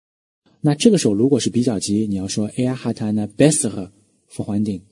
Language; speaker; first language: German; non-native, fluent; Chinese